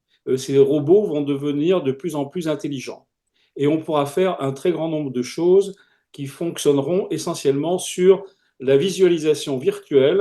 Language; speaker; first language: French; native; French